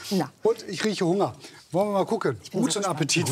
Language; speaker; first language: German; native; German